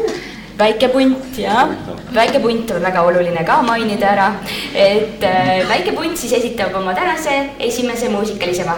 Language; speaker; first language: Estonian; native; Estonian